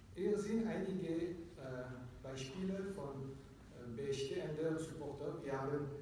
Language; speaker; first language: German; non-native, fluent; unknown